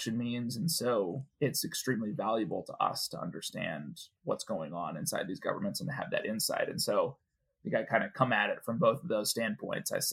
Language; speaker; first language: English; native; English